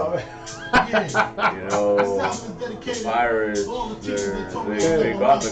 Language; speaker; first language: English; native; English